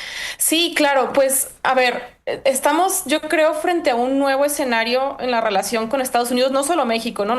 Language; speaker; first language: Spanish; native; Spanish